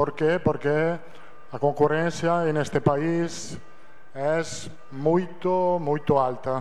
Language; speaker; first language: Portuguese; non-native, fluent; Italian